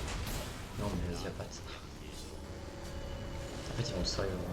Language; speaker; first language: French; native; French